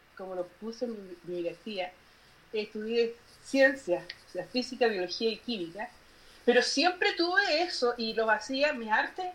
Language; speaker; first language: Spanish; native; Spanish